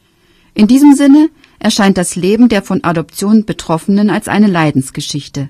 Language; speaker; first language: German; native; German